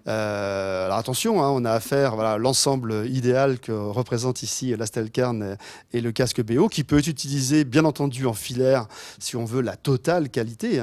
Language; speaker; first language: French; native; French